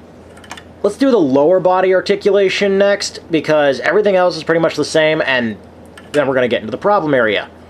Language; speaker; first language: English; native; English